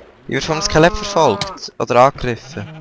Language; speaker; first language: German; native; German